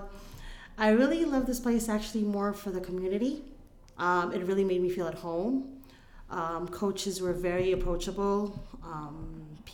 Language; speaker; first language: English; non-native, local second language; Filipino